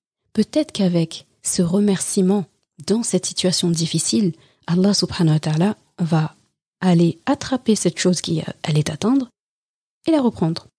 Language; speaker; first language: French; native; French